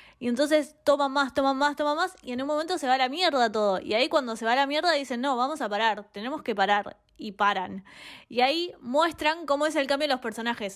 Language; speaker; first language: Spanish; native; Spanish